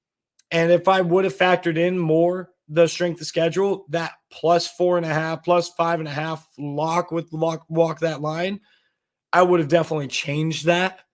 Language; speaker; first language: English; native; English